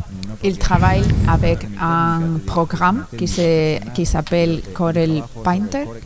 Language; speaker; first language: French; non-native, learner; Spanish